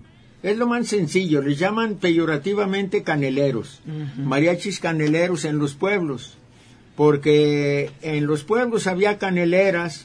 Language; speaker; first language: Spanish; native; Spanish